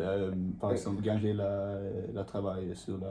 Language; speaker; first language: French; non-native, learner; Swedish